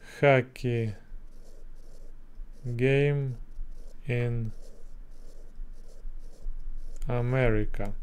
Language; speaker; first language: English; non-native, learner; Russian